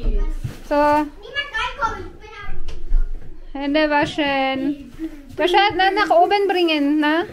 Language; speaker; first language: German; non-native, learner; Filipino